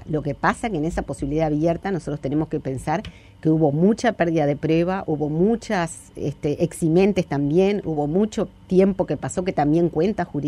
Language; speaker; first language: Spanish; native; Spanish